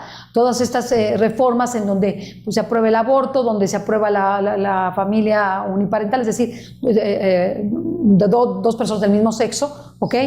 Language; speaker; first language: Spanish; native; Spanish